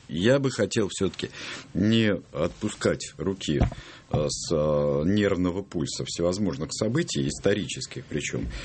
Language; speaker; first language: Russian; native; Russian